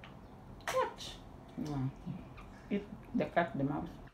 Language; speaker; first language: English; non-native, learner; Filipino